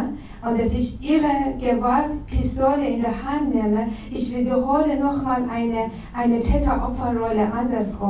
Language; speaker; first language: German; non-native, fluent; Persian